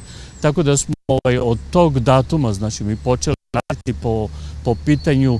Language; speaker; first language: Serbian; non-native, local second language; Romany